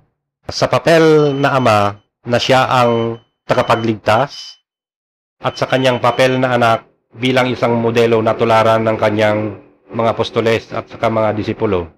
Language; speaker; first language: Filipino; non-native, local second language; Iloko